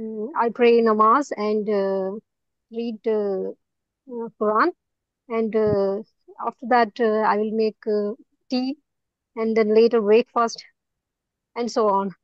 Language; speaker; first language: English; non-native, learner; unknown